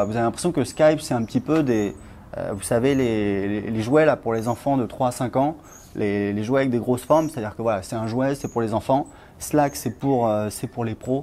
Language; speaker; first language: French; native; French